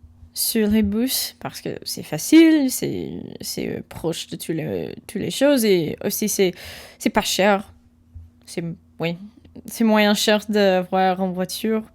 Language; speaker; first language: French; non-native, learner; English